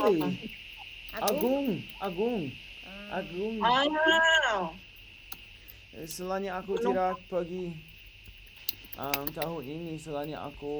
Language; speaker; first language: Indonesian; non-native, learner; English